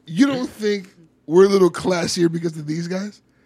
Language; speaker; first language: English; native; English